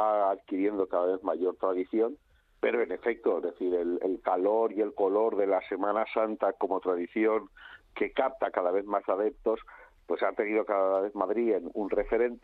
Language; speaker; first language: Spanish; native; Spanish